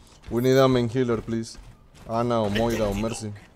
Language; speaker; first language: English; non-native, learner; Spanish